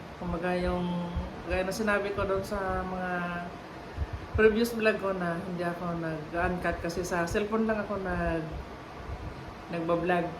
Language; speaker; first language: Filipino; non-native, local second language; Cebuano